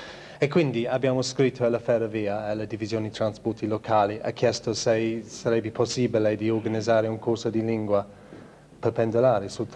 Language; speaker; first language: Italian; non-native, learner; English